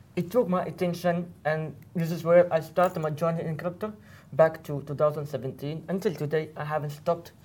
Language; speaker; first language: English; non-native, fluent; Arabic